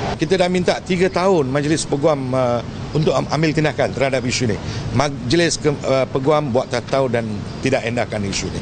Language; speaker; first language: Malay; non-native, local second language; Tamil